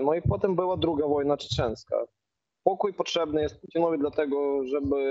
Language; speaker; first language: Polish; non-native, fluent; Ukrainian